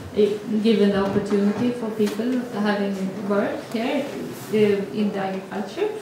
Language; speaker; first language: English; non-native, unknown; Swedish